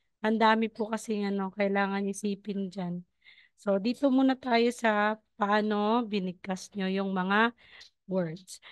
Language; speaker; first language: Filipino; non-native, local second language; Cebuano